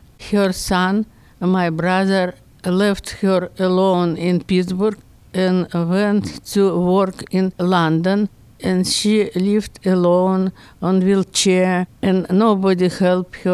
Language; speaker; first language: English; non-native, learner; Russian